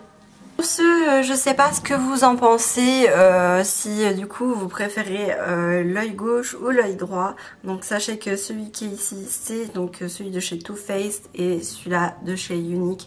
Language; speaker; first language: French; native; French